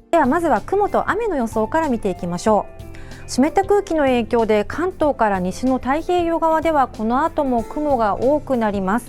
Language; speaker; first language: Japanese; native; Japanese